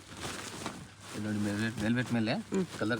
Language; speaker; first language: Kannada; non-native, local second language; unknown